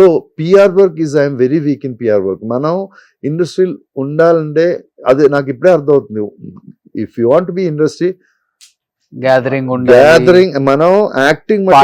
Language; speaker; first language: Telugu; non-native, learner; Malayalam